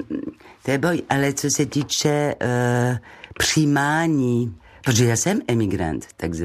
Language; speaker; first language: Czech; non-native, fluent; French